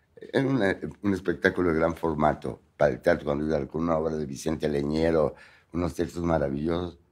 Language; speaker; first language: Spanish; native; Spanish